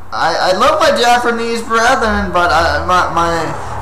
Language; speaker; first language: English; native; English